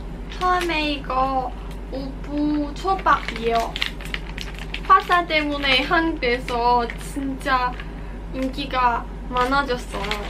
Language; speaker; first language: Korean; non-native, learner; Cantonese